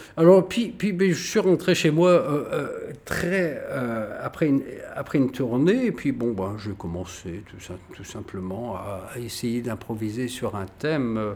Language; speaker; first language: French; native; French